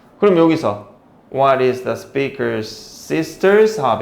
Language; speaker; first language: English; non-native, fluent; Korean